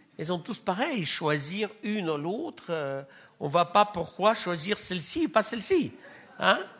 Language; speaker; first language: French; non-native, fluent; Russian